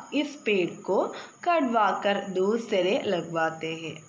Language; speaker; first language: Hindi; non-native, local second language; Malayalam